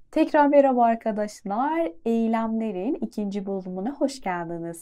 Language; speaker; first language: Turkish; non-native, fluent; Persian